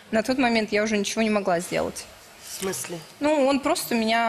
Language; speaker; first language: Russian; native; Russian